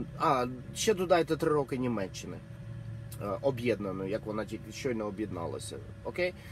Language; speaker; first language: Ukrainian; non-native, local second language; Russian